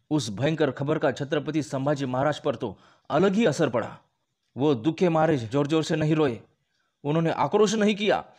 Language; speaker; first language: Hindi; non-native, local second language; Marathi